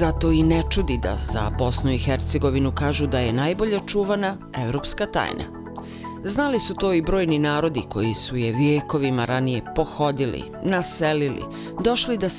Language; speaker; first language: Bosnian; native; Bosnian